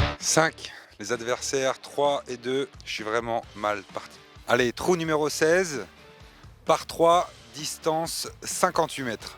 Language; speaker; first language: French; native; French